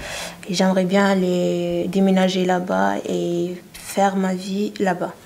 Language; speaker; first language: French; non-native, learner; Arabic